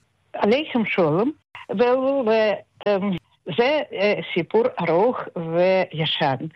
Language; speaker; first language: Hebrew; non-native, fluent; Russian